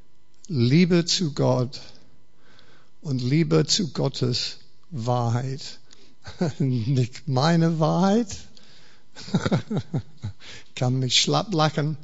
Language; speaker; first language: German; non-native, fluent; English